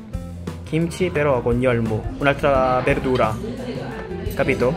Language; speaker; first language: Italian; non-native, fluent; Korean